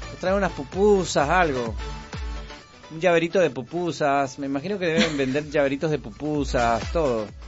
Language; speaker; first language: Spanish; native; Spanish